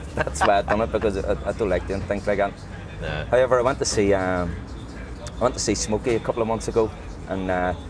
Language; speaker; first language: English; native; English